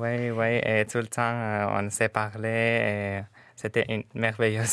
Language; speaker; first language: French; non-native, fluent; Arabic